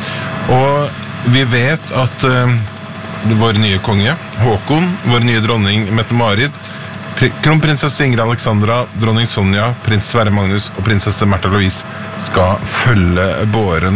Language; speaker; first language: Norwegian; native; Norwegian